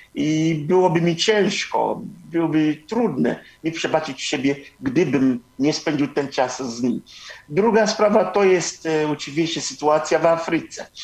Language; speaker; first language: Polish; non-native, fluent; Igbo